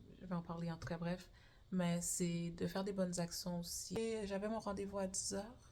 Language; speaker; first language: French; native; French